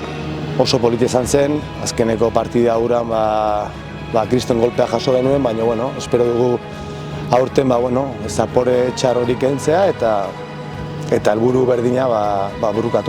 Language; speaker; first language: Basque; non-native, local second language; Spanish